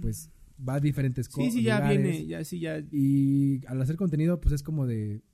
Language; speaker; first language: Spanish; native; Spanish